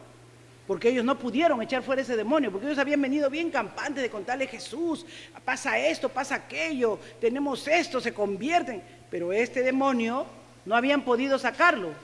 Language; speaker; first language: Spanish; native; Spanish